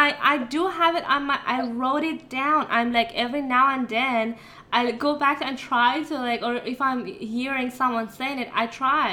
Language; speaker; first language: English; non-native, fluent; Persian